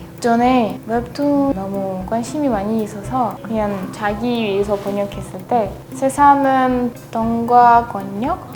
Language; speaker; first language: Korean; non-native, learner; Russian